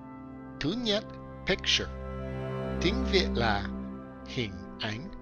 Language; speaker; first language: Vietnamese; non-native, learner; English